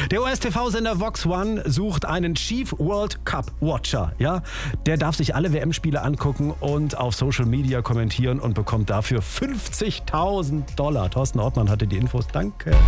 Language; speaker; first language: German; native; German